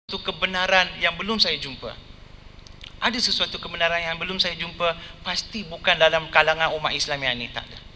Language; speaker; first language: Malay; non-native, local second language; Tamil